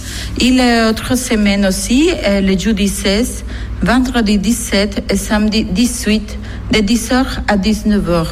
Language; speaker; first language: French; non-native, learner; Spanish